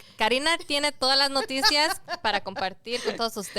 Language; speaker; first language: Spanish; early bilingual, heritage; Spanish